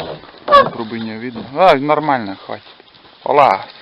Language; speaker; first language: Russian; native; Russian